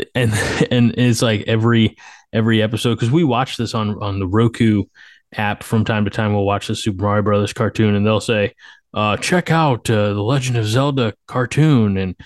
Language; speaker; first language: English; early bilingual, other home language; Slovak